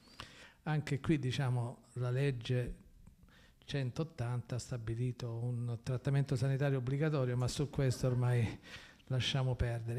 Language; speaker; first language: Italian; native; Italian